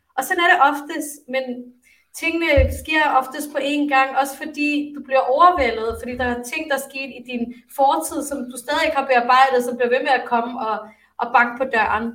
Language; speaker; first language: Danish; early bilingual, other home language; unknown